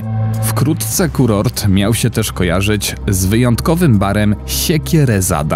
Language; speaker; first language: Polish; native; Polish